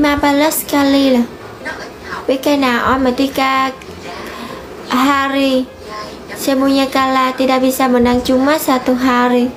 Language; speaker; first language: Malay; non-native, learner; Vietnamese